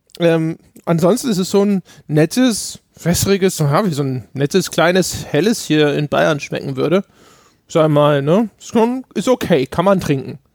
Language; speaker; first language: German; native; German